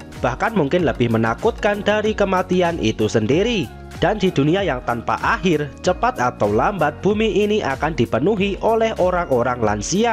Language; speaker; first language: Indonesian; native; Indonesian